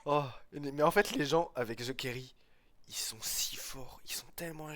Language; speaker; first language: French; native; French